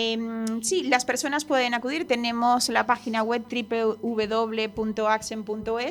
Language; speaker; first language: Spanish; native; Spanish